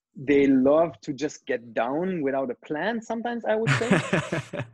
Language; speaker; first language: English; non-native, fluent; German